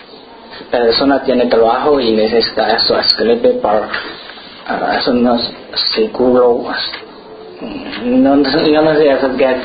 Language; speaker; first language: Spanish; non-native, learner; Chinese